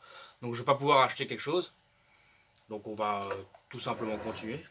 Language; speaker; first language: French; native; French